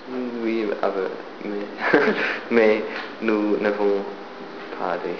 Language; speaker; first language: French; non-native, learner; English